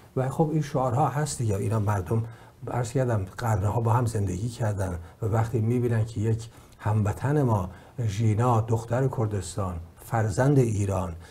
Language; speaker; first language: Persian; native; Persian